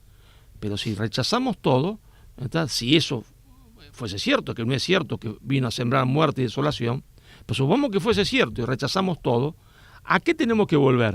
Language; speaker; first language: Spanish; native; Spanish